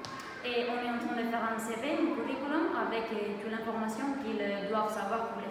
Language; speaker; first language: French; non-native, fluent; Spanish